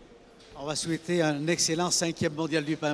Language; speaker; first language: French; native; French